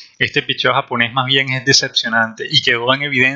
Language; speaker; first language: Spanish; native; Spanish